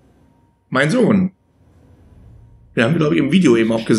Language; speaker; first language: German; native; German